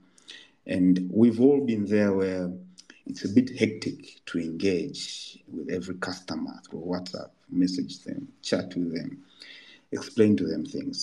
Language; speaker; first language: English; non-native, local second language; Swahili